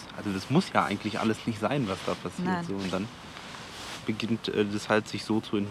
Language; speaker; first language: German; native; German